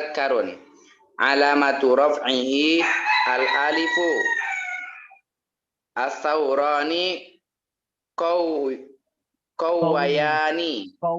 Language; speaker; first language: Arabic; non-native, learner; Indonesian